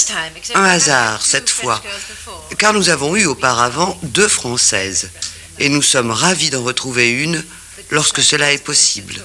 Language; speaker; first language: French; native; French